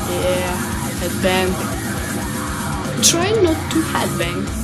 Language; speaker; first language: English; non-native, learner; Russian